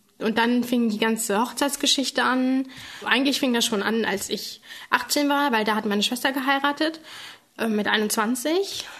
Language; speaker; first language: German; early bilingual, other home language; Tamil